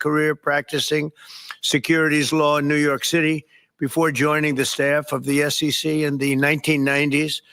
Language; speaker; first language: English; native; English